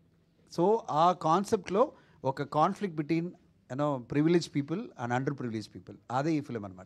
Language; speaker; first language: Telugu; non-native, fluent; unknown